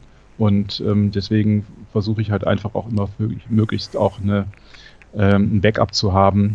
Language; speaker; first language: German; native; German